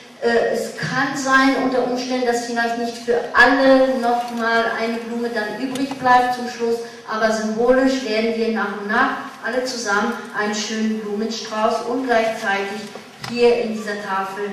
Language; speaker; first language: German; non-native, fluent; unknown